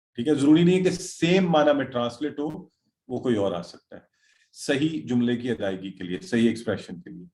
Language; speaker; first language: Urdu; native; Urdu